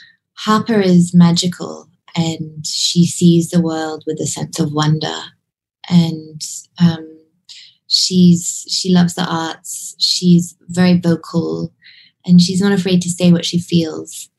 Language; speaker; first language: English; native; English